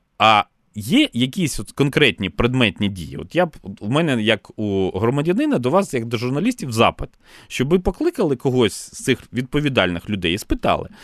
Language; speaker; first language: Ukrainian; non-native, local second language; Russian